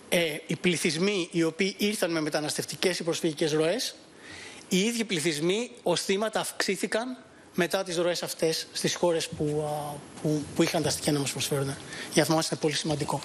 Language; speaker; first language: Greek; native; Greek